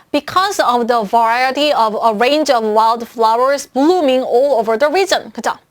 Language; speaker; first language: English; non-native, fluent; Korean